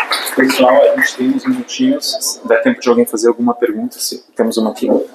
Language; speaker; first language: Portuguese; native; Portuguese